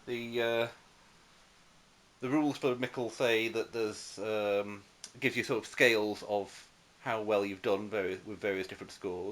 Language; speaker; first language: English; native; English